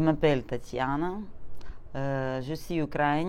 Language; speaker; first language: French; non-native, learner; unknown